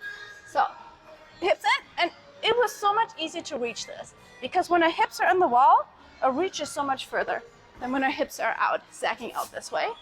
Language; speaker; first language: English; native; English